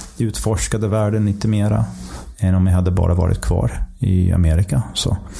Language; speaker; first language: Swedish; non-native, fluent; English